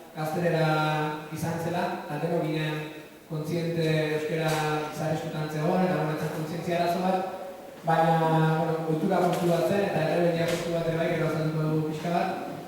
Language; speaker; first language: Basque; native; Basque